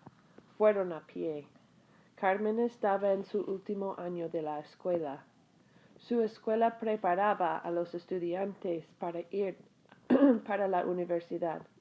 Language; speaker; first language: Spanish; non-native, fluent; English